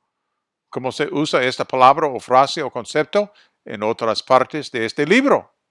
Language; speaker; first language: Spanish; non-native, fluent; English